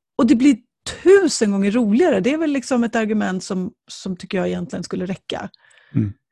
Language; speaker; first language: Swedish; native; Swedish